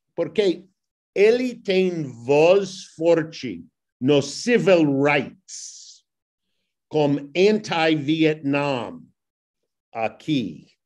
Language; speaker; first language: Portuguese; non-native, learner; English